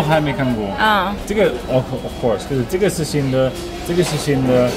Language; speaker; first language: Chinese; non-native, learner; German